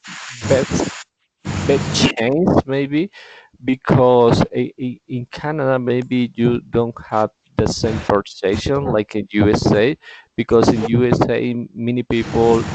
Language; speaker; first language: English; non-native, learner; Spanish